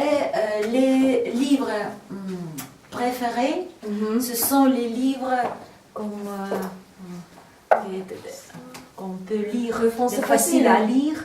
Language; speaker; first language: French; non-native, fluent; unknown